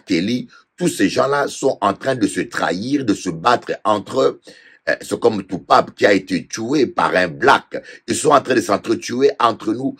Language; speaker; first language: French; non-native, local second language; Lingala